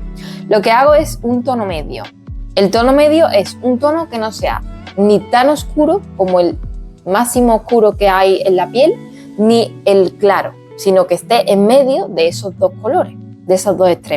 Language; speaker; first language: Spanish; native; Spanish